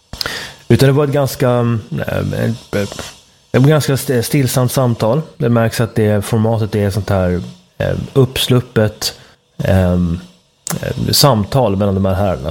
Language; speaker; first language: Swedish; native; Swedish